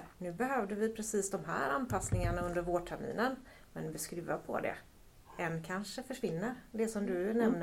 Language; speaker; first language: Swedish; native; Swedish